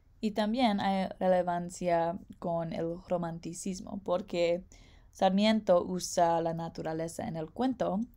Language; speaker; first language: Spanish; non-native, learner; English